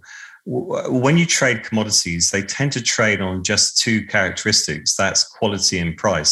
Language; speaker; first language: English; native; English